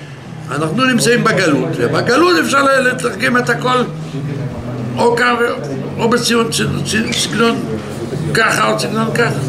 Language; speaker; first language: Hebrew; non-native, fluent; French